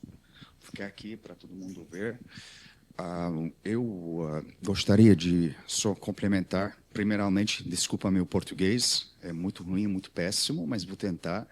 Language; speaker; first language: Portuguese; non-native, learner; Armenian